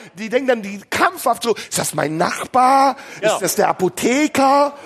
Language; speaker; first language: German; early bilingual, other home language; Turkish